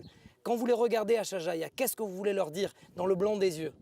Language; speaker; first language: French; native; French